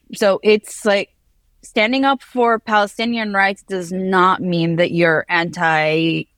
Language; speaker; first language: English; early bilingual, heritage; Arabic